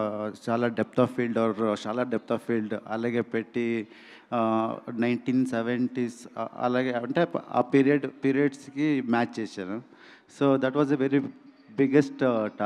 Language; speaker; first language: Telugu; non-native, local second language; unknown